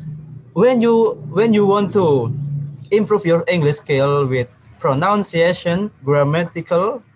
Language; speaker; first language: English; non-native, learner; Indonesian